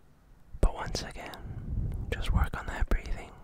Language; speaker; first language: English; native; English